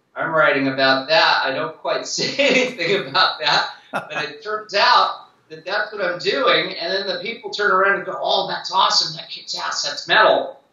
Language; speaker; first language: English; native; English